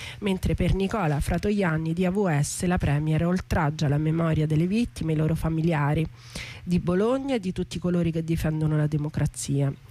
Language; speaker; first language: Italian; native; Italian